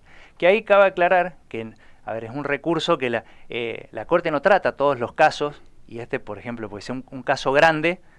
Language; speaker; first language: Spanish; native; Spanish